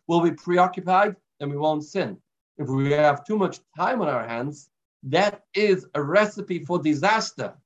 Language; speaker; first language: English; native; English